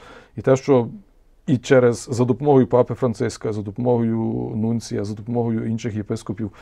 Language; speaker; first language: Ukrainian; native; Ukrainian